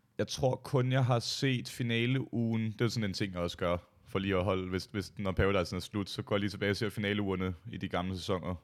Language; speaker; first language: Danish; native; Danish